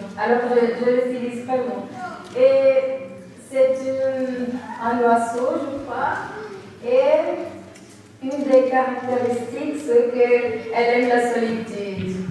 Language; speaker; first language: French; non-native, local second language; Spanish